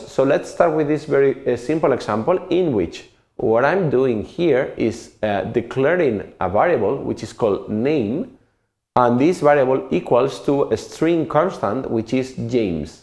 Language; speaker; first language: English; non-native, fluent; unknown